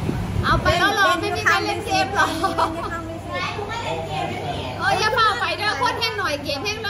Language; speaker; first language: English; non-native, learner; Thai